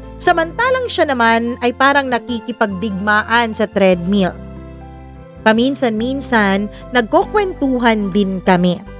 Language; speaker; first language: Filipino; non-native, local second language; Cebuano